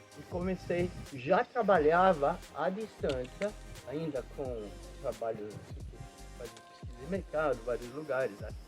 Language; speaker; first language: Portuguese; non-native, fluent; Italian